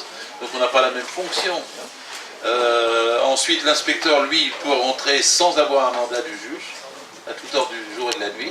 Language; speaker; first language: French; native; French